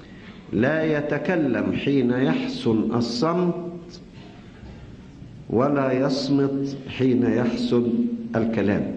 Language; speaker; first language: Arabic; native; Arabic